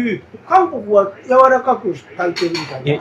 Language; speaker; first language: Japanese; native; Japanese